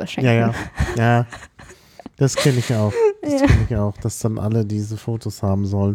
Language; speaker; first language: German; native; German